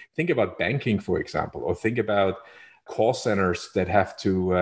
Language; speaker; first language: English; non-native, fluent; German